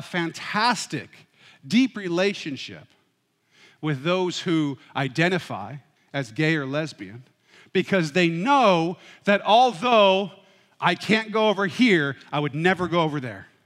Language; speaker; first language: English; native; English